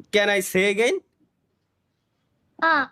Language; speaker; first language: English; non-native, learner; Bangla